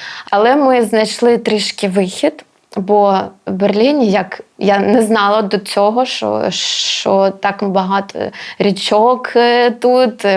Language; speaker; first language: Ukrainian; non-native, local second language; Russian